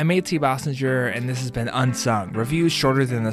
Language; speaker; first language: English; native; English